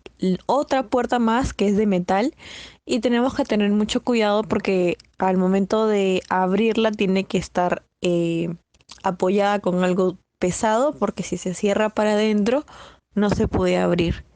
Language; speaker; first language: Spanish; native; Spanish